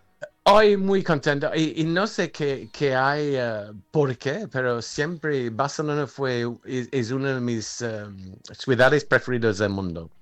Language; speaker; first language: Spanish; non-native, fluent; English